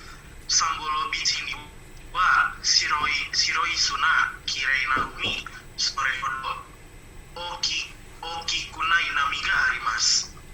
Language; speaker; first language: Japanese; non-native, learner; Indonesian